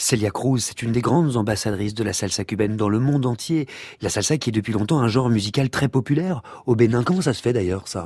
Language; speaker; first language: French; native; French